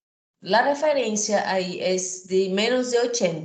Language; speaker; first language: Spanish; non-native, learner; Portuguese